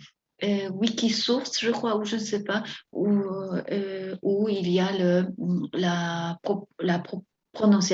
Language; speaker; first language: French; non-native, fluent; Spanish